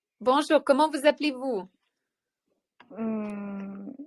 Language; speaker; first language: French; non-native, fluent; Ukrainian